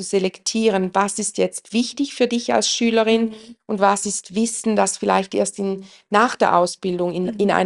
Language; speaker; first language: German; native; German